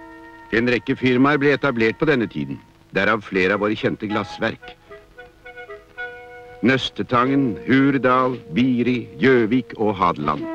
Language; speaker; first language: Norwegian; native; Norwegian